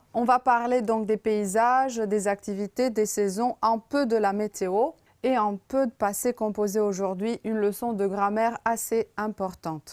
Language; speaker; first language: French; non-native, fluent; Romanian